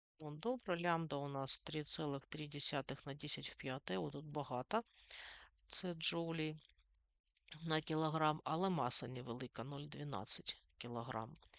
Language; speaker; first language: Ukrainian; non-native, local second language; Russian